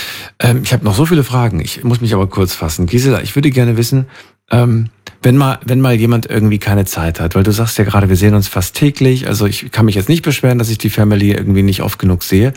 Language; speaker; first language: German; native; German